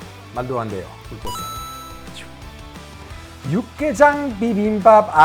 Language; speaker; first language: Korean; non-native, learner; Italian